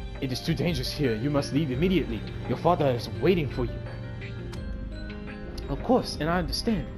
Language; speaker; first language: English; native; English